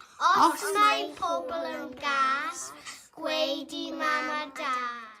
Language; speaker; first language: Welsh; non-native, local second language; English